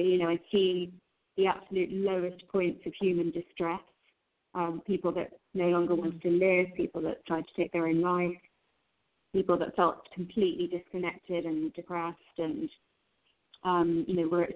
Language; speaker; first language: English; native; English